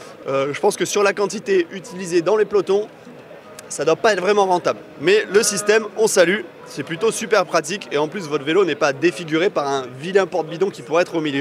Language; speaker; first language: French; native; French